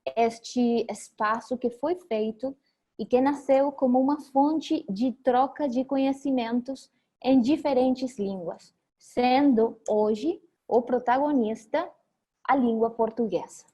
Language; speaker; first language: Portuguese; non-native, fluent; Spanish